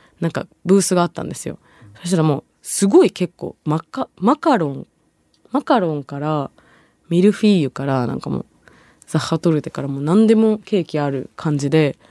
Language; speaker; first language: Japanese; early bilingual, other home language; Bangla